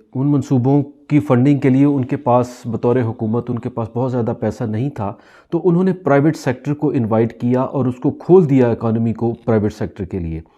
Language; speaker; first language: Urdu; native; Urdu